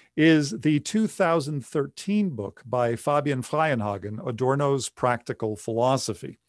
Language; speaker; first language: English; native; English